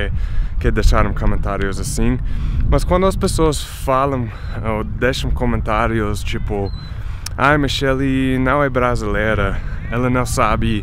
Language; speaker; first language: Portuguese; non-native, fluent; English